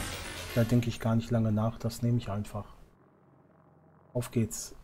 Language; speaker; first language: German; native; German